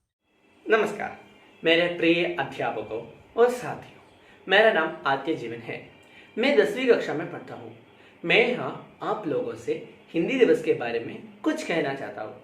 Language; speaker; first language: Hindi; non-native, local second language; Malayalam